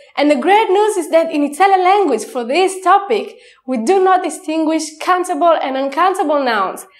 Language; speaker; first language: English; non-native, fluent; Italian